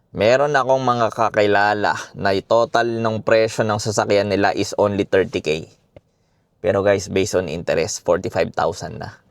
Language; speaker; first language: Filipino; native; Filipino